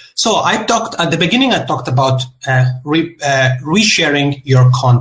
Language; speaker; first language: English; non-native, fluent; Italian